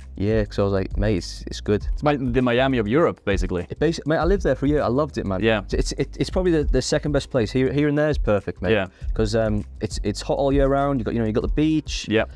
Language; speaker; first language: English; native; English